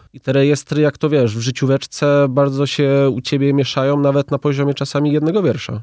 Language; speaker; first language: Polish; native; Polish